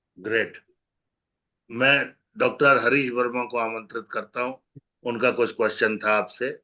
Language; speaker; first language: Hindi; native; Hindi